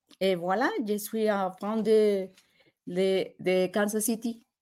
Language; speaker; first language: French; non-native, learner; Spanish